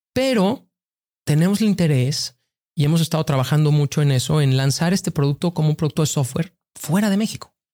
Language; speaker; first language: Spanish; native; Spanish